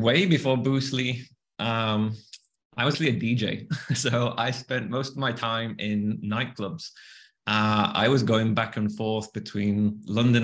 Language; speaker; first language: English; native; English